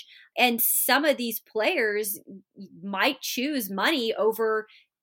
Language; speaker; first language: English; native; English